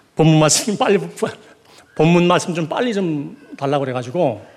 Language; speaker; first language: Korean; native; Korean